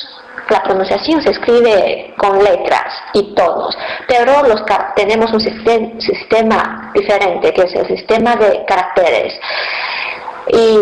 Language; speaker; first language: Spanish; non-native, fluent; Chinese